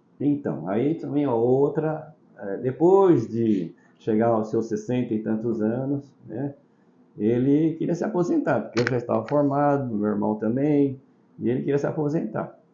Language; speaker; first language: Portuguese; early bilingual, other home language; Chinese